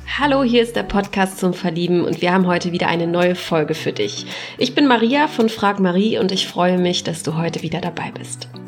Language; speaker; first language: German; native; German